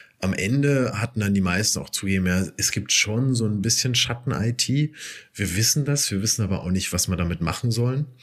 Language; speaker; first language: German; native; German